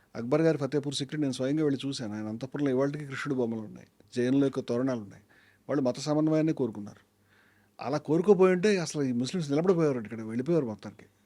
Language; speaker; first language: Telugu; native; Telugu